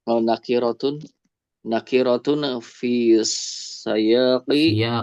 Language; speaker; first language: Arabic; non-native, learner; Indonesian